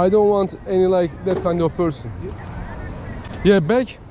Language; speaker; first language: English; non-native, learner; Turkish